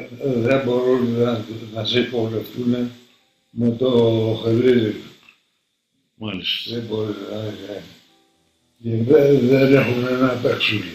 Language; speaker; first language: Greek; early bilingual, heritage; Greek